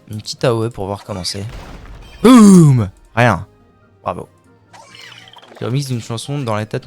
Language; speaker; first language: French; native; French